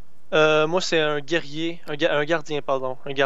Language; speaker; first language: French; native; French